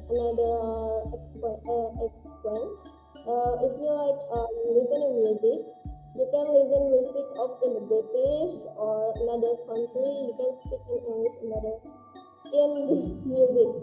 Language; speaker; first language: English; non-native, learner; Indonesian